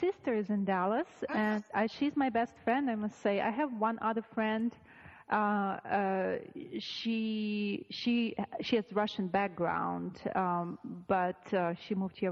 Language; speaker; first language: English; non-native, fluent; Russian